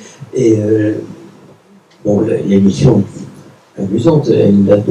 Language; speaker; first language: French; native; French